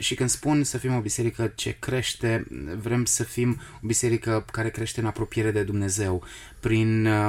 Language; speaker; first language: Romanian; native; Romanian